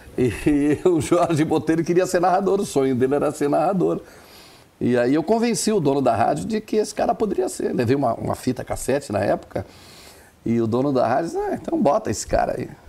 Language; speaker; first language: Portuguese; non-native, local second language; German